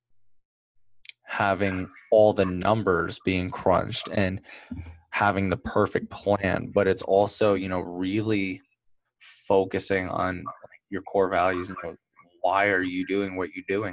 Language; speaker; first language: English; native; English